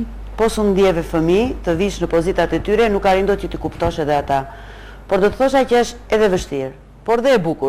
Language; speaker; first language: Albanian; native; Albanian